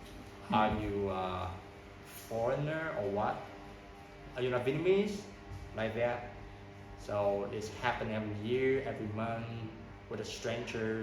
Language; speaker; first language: English; non-native, learner; Vietnamese